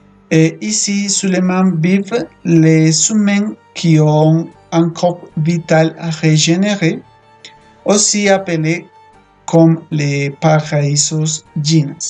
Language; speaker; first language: French; non-native, fluent; Spanish